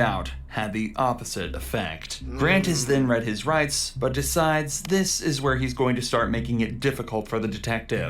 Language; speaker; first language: English; native; English